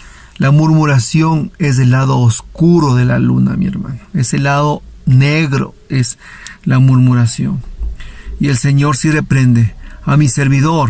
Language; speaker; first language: Spanish; native; Spanish